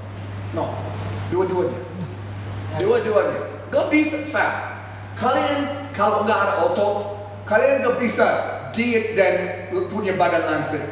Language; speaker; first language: Indonesian; non-native, fluent; English